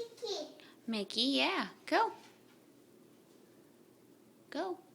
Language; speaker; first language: English; native; English